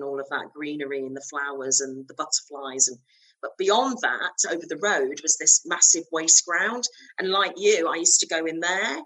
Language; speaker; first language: English; native; English